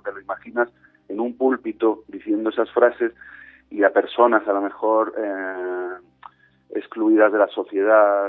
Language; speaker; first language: Spanish; native; Spanish